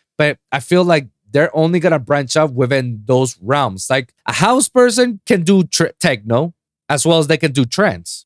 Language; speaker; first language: English; non-native, local second language; Spanish